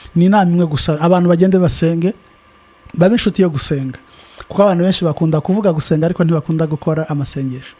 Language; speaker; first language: Kinyarwanda; native; Kinyarwanda